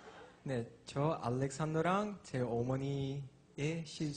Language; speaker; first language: Korean; non-native, learner; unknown